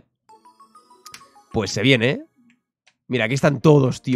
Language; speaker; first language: Spanish; native; Spanish